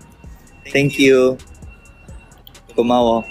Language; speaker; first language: English; non-native, learner; Indonesian